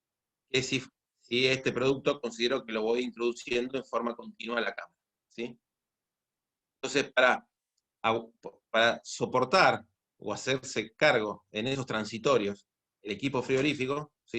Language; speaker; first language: Spanish; native; Spanish